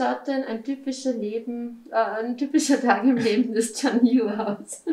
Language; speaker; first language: German; native; German